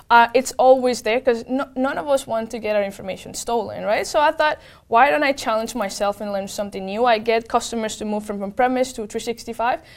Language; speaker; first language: English; non-native, fluent; Spanish